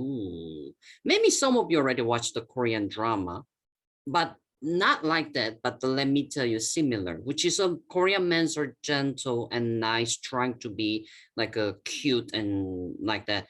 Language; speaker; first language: English; non-native, learner; Korean